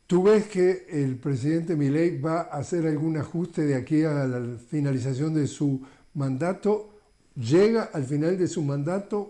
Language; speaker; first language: Spanish; native; Spanish